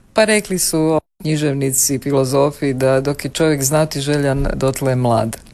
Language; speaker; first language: Croatian; native; Croatian